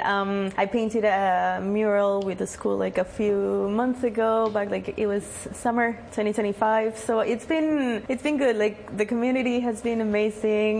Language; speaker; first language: English; non-native, fluent; Spanish